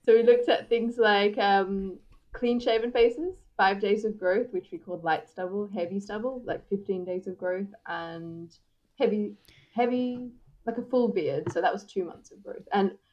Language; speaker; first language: English; native; English